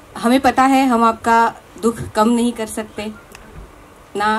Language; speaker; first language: Hindi; non-native, local second language; Marathi